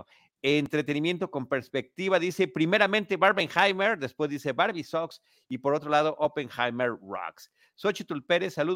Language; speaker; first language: Spanish; native; Spanish